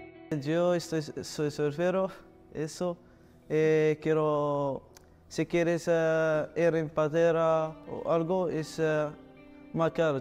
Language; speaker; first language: Spanish; non-native, learner; Arabic